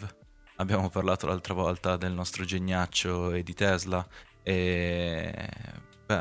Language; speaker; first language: Italian; native; Italian